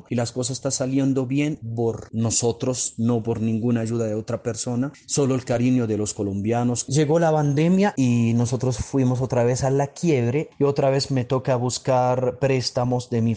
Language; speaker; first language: Spanish; non-native, fluent; Arabic